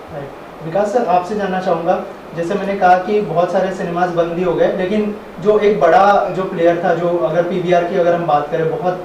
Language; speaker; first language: Hindi; native; Hindi